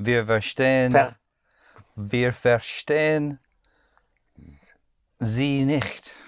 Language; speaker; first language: German; non-native, learner; English